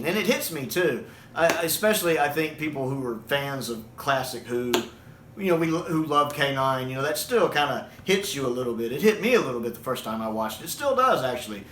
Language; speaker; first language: English; native; English